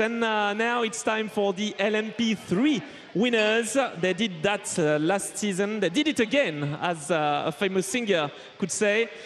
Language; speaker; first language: English; non-native, fluent; French